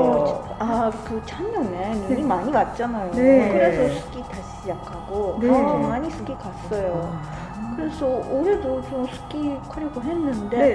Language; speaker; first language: Korean; non-native, fluent; Japanese